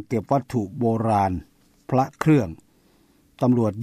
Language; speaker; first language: Thai; native; Thai